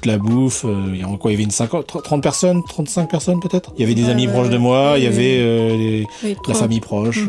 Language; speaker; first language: French; native; French